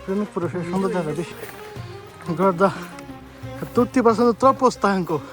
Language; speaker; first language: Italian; non-native, learner; Bangla